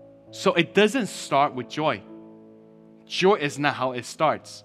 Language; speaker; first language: English; early bilingual, other home language; Chinese